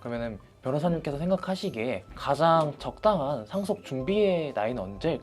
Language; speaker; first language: Korean; native; Korean